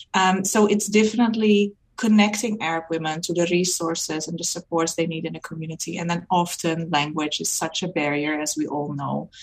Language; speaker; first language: English; non-native, fluent; Dutch